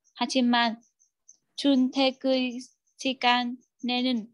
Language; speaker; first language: Korean; non-native, learner; Vietnamese